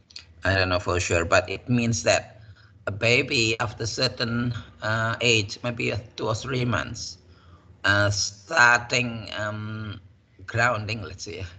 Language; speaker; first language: English; non-native, fluent; Indonesian